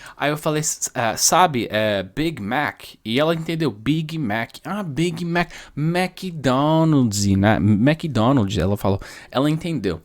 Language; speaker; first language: Portuguese; non-native, fluent; English